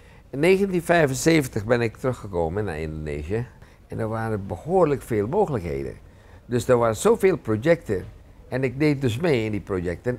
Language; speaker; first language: Dutch; non-native, fluent; Indonesian